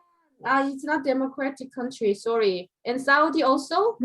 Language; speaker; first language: English; non-native, fluent; Korean